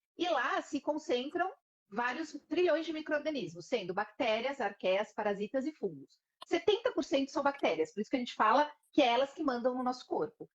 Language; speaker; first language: Portuguese; native; Portuguese